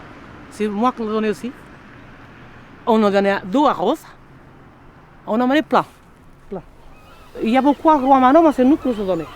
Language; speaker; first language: French; non-native, learner; Portuguese